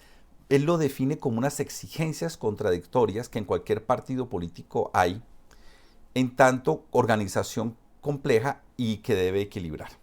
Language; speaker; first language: Spanish; native; Spanish